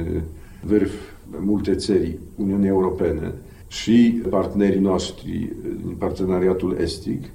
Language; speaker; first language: Romanian; non-native, fluent; Polish